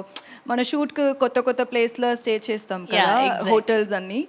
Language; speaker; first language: Telugu; non-native, learner; Tamil